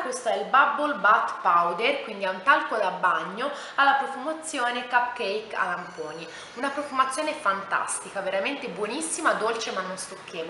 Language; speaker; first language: Italian; native; Italian